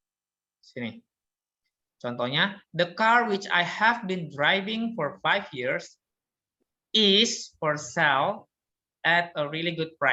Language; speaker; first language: English; non-native, fluent; Indonesian